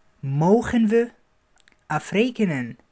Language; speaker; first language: Dutch; non-native, fluent; Arabic